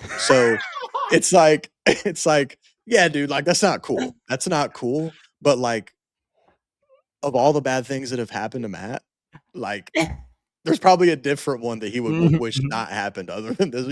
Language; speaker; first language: English; native; English